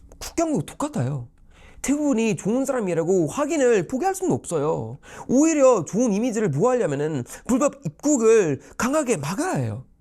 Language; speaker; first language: Korean; non-native, fluent; Swedish